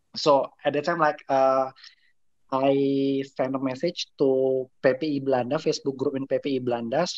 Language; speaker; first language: English; non-native, fluent; Indonesian